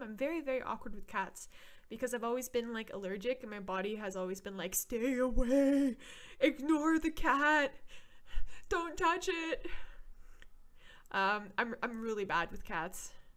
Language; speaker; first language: English; native; English